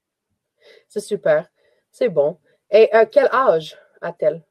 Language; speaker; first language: French; native; French